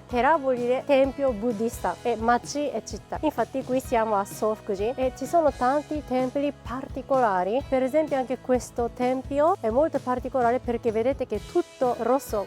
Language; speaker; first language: Italian; non-native, fluent; Japanese